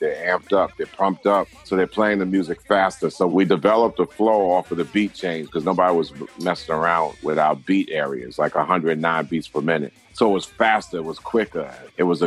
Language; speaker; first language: English; native; English